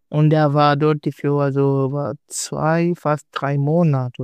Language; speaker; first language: German; non-native, learner; Swahili